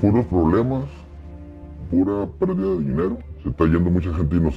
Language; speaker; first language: Spanish; native; Spanish